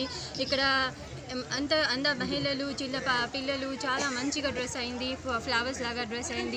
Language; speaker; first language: Telugu; non-native, local second language; Urdu